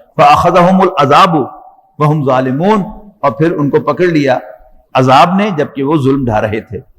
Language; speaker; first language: Urdu; non-native, local second language; Punjabi